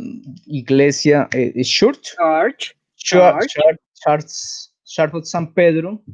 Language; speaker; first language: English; non-native, learner; Spanish